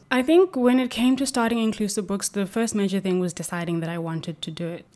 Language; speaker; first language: English; non-native, local second language; Xhosa